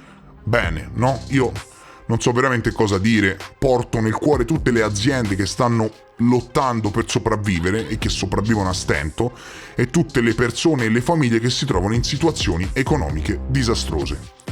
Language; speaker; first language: Italian; native; Italian